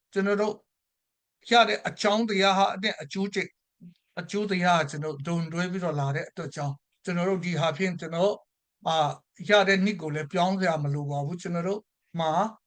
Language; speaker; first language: Burmese; non-native, local second language; Tedim Chin